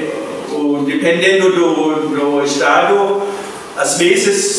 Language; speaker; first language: Portuguese; non-native, fluent; German